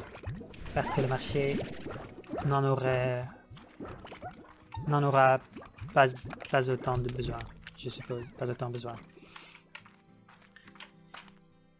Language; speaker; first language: French; non-native, learner; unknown